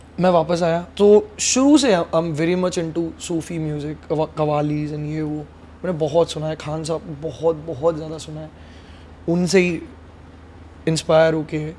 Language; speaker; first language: Hindi; native; Hindi